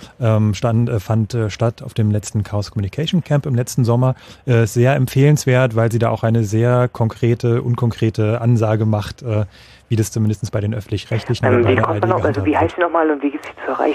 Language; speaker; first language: German; native; German